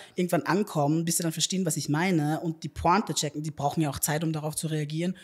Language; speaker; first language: German; native; German